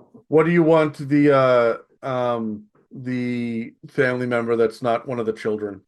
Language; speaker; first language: English; native; English